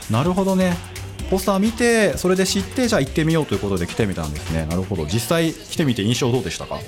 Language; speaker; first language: Japanese; native; Japanese